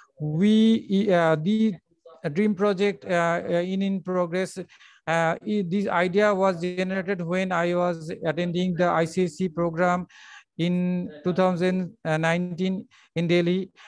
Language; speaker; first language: English; non-native, local second language; Bangla